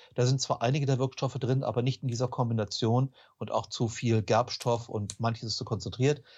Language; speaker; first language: German; native; German